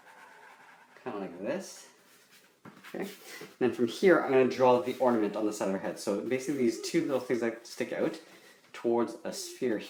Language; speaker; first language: English; native; English